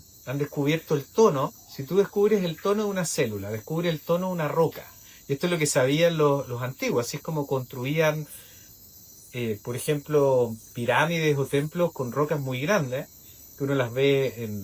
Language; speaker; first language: Spanish; native; Spanish